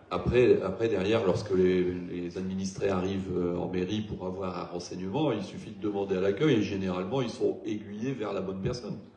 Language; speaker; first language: French; native; French